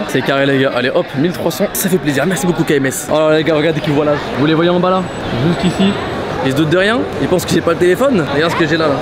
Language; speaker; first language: French; native; French